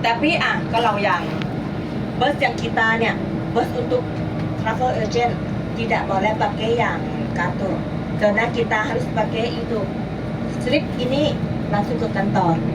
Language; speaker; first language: Indonesian; non-native, learner; Thai